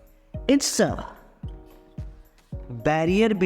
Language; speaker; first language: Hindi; native; Hindi